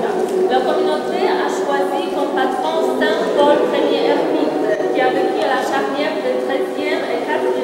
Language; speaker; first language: French; non-native, learner; Polish